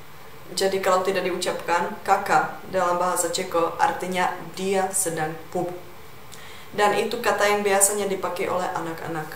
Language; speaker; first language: Indonesian; non-native, fluent; Czech